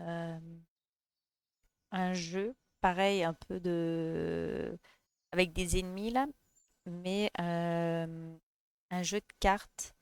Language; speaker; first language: French; native; French